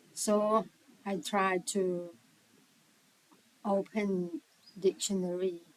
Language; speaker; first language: English; non-native, learner; Thai